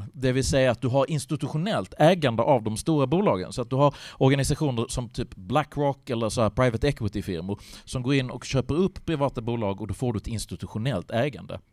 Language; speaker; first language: Swedish; native; Swedish